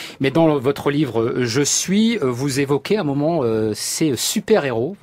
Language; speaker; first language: French; native; French